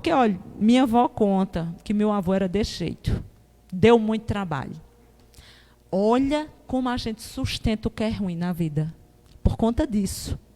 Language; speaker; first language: Portuguese; native; Portuguese